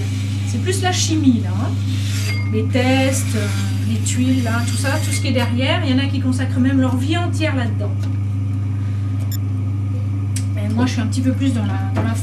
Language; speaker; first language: French; native; French